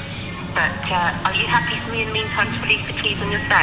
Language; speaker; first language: English; native; English